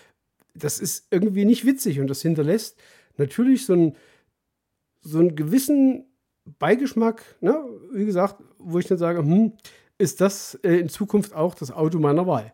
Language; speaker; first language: German; native; German